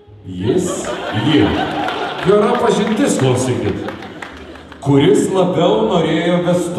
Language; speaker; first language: Lithuanian; native; Lithuanian